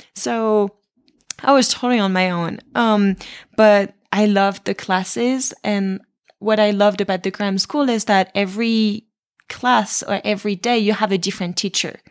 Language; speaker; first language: English; non-native, fluent; French